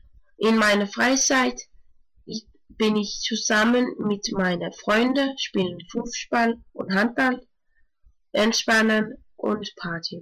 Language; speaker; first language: German; non-native, learner; Danish